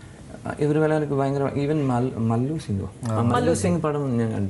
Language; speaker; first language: Malayalam; non-native, learner; Telugu